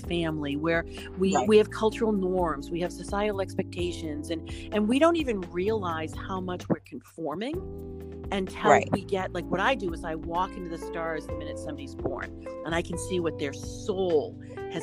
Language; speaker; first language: English; native; English